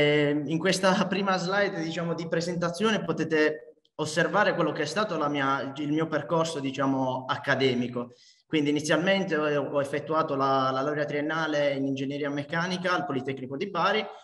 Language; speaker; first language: Italian; native; Italian